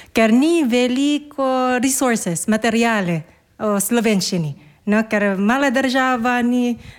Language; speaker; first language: Slovenian; non-native, learner; Filipino